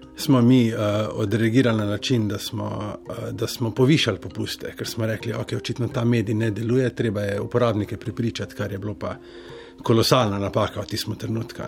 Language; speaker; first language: Slovenian; native; Slovenian